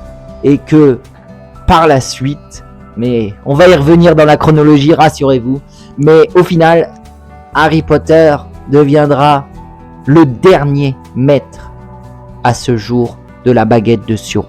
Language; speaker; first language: French; native; French